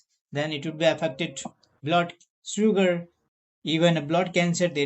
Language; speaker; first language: English; non-native, learner; Nepali